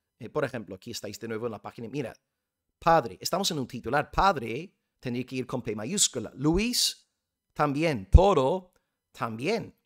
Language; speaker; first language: Spanish; non-native, fluent; English